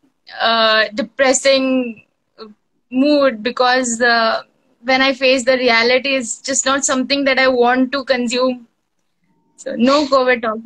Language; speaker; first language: English; non-native, local second language; Bangla